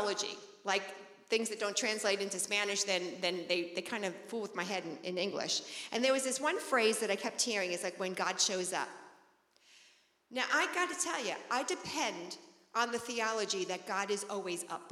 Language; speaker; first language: English; native; English